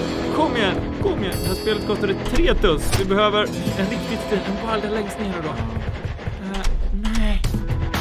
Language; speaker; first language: Swedish; native; Swedish